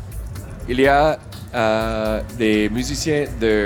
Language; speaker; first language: French; non-native, learner; English